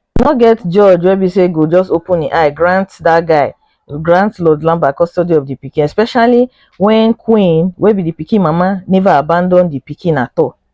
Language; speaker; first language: Nigerian Pidgin; native; Nigerian Pidgin